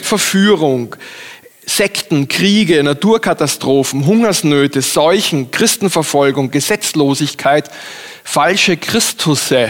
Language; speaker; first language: German; native; German